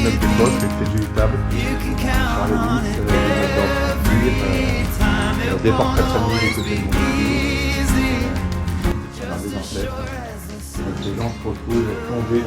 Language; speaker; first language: French; native; French